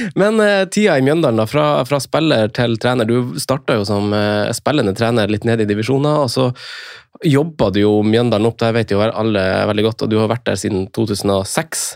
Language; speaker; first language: Norwegian; native; Norwegian